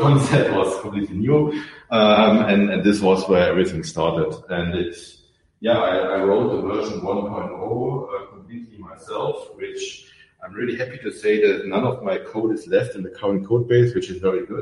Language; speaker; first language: English; non-native, fluent; German